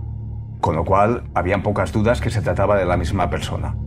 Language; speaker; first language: Spanish; native; Spanish